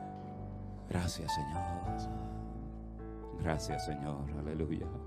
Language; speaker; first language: Spanish; native; Spanish